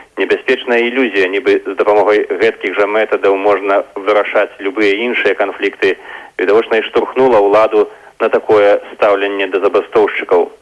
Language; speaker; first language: Belarusian; native; Belarusian